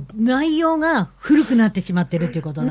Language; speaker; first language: Japanese; native; Japanese